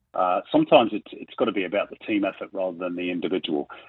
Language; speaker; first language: English; native; English